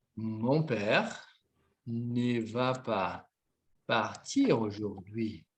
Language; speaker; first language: French; non-native, fluent; Portuguese